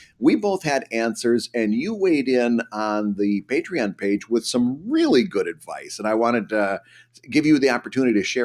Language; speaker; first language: English; native; English